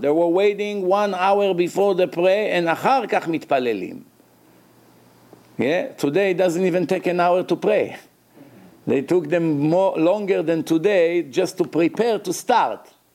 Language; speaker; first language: English; non-native, fluent; Hebrew